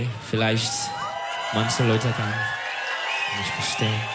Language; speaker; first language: German; non-native, learner; Turkish